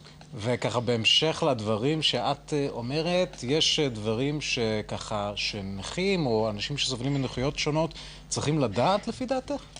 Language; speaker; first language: Hebrew; native; Hebrew